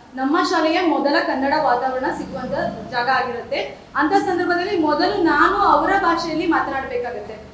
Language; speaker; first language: Kannada; native; Kannada